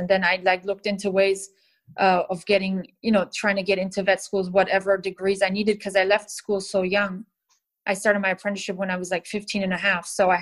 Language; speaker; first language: English; native; English